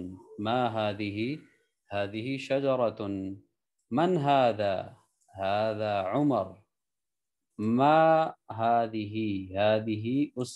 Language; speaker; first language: Arabic; non-native, fluent; Urdu